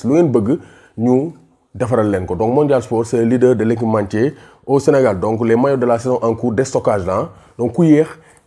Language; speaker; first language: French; non-native, local second language; Wolof